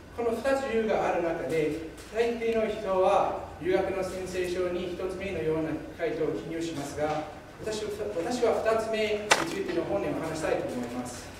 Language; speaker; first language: Japanese; non-native, fluent; English